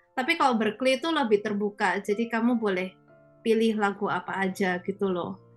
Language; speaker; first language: Indonesian; native; Indonesian